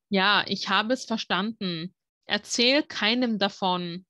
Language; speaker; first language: German; native; German